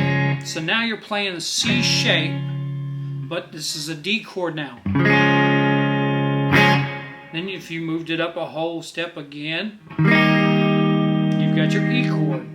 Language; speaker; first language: English; native; English